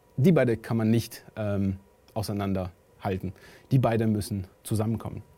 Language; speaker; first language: German; non-native, fluent; French